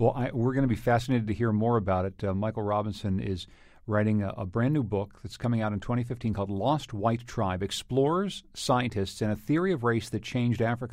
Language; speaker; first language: English; native; English